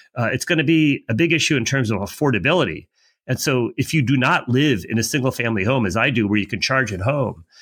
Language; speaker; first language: English; native; English